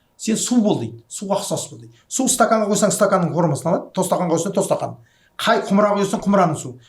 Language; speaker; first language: Kazakh; native; Kazakh